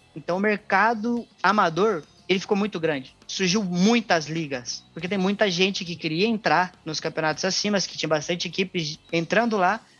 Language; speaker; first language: Portuguese; native; Portuguese